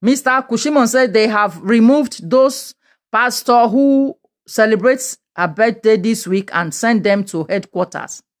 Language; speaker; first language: English; non-native, local second language; Yoruba